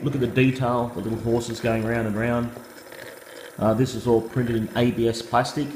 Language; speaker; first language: English; native; English